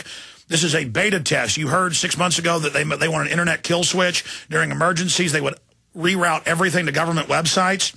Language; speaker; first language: English; native; English